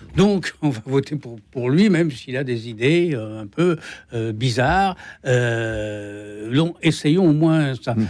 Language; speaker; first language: French; native; French